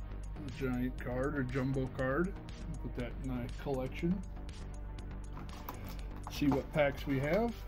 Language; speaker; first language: English; native; English